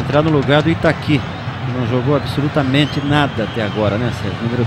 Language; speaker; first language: Portuguese; native; Portuguese